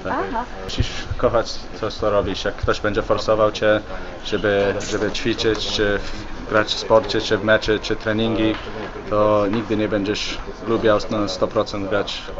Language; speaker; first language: Polish; early bilingual, heritage; English